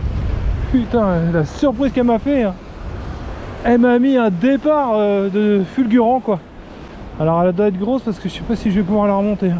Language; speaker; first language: French; native; French